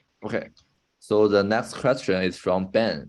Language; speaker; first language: English; non-native, fluent; Chinese